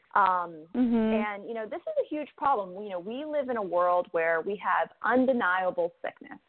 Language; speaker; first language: English; native; English